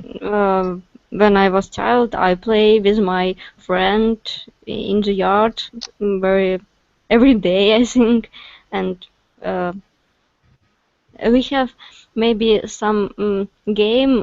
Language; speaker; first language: English; non-native, learner; Russian